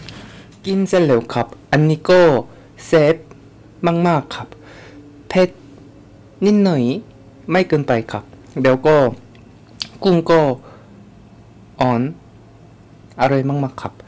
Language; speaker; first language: Thai; non-native, learner; Korean